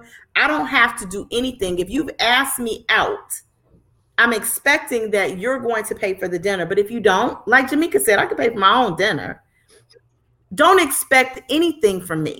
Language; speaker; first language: English; native; English